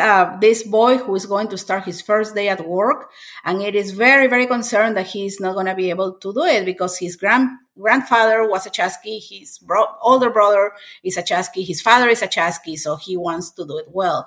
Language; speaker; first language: English; non-native, fluent; Spanish